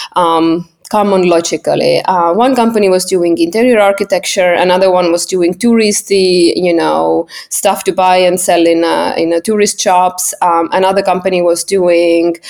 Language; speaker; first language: English; non-native, fluent; Estonian